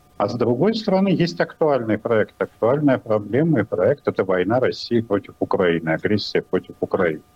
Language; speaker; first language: Russian; native; Russian